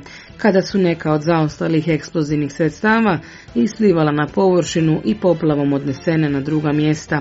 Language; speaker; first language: Croatian; native; Croatian